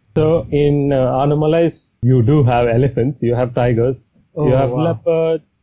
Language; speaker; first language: English; non-native, local second language; Tamil